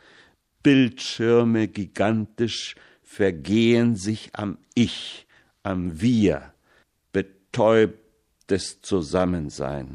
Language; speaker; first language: German; early bilingual, heritage; German